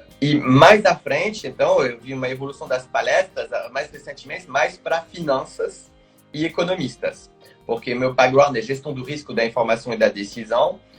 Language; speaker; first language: Portuguese; non-native, fluent; French